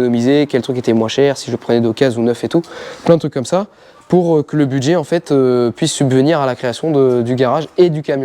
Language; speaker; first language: French; native; French